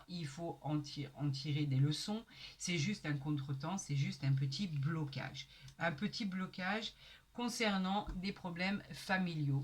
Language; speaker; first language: French; native; French